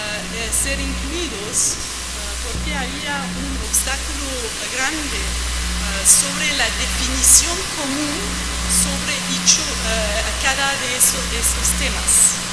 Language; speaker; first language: Spanish; non-native, fluent; French